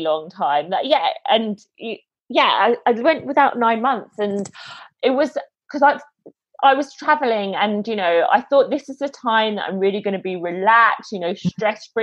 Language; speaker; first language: English; native; English